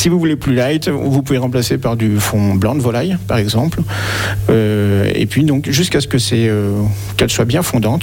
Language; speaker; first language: French; native; French